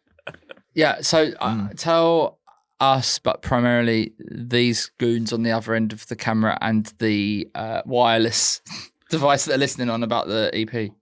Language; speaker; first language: English; native; English